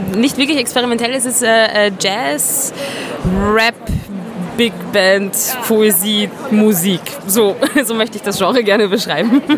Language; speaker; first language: German; native; German